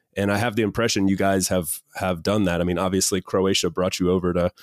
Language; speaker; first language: English; native; English